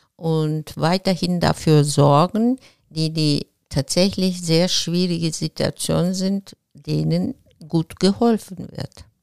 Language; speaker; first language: German; non-native, fluent; Turkish